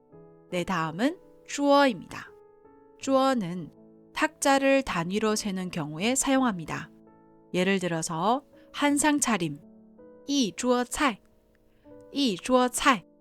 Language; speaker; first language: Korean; non-native, fluent; Chinese